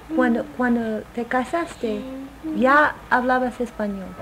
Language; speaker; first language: Spanish; non-native, fluent; English